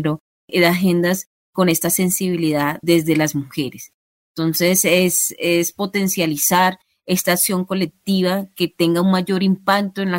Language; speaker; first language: Spanish; native; Spanish